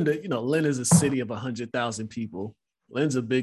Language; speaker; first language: English; early bilingual, other home language; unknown